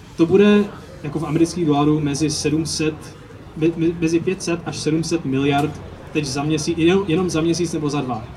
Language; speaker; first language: Czech; early bilingual, heritage; Czech